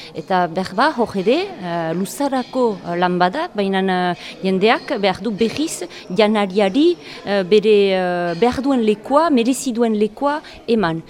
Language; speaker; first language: Basque; native; Basque